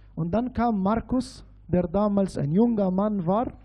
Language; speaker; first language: German; non-native, fluent; Arabic